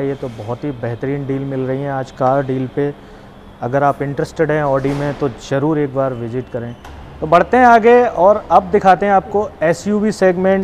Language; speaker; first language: Hindi; native; Hindi